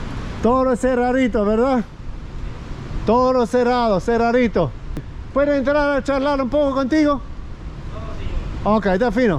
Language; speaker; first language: Spanish; non-native, learner; English